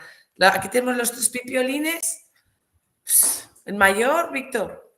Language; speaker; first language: Spanish; native; Spanish